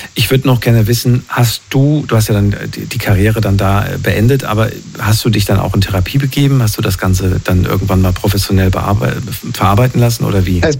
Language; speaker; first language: German; native; German